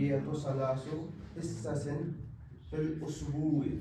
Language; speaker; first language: Arabic; non-native, learner; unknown